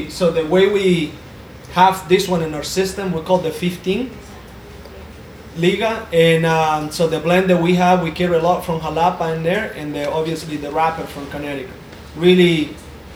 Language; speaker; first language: English; non-native, fluent; Spanish